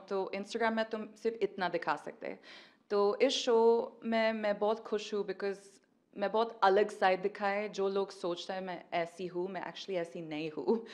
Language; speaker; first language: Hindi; early bilingual, heritage; Hindi